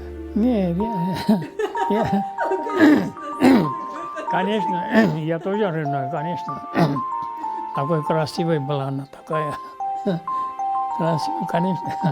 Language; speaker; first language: Russian; non-native, local second language; Armenian